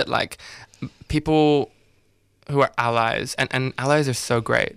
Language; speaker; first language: English; native; English